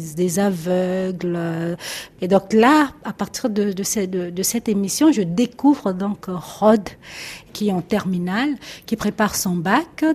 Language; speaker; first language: French; non-native, local second language; Lingala